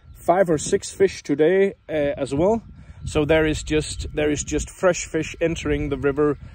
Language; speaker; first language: English; non-native, fluent; Danish